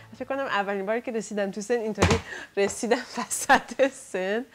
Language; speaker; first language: Persian; early bilingual, heritage; Persian